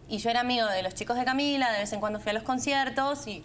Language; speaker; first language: Spanish; native; Spanish